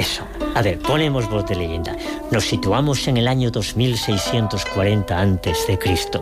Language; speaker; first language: Spanish; native; Spanish